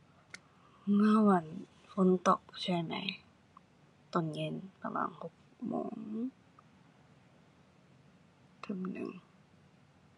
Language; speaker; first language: Thai; non-native, learner; Japanese